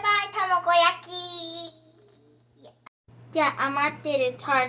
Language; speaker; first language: Japanese; early bilingual, heritage; Japanese